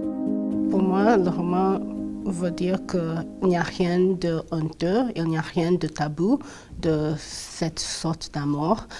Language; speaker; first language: French; non-native, fluent; English